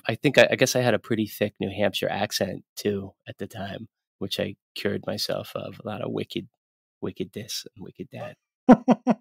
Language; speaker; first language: English; native; English